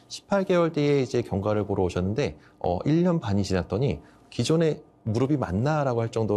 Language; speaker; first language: Korean; native; Korean